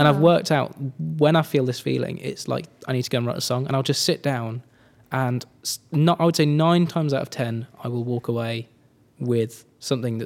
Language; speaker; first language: English; native; English